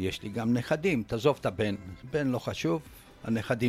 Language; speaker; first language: Hebrew; non-native, fluent; Romanian